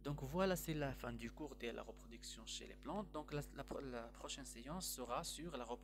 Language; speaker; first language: French; non-native, local second language; Arabic